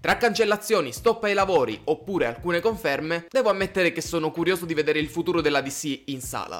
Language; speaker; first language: Italian; native; Italian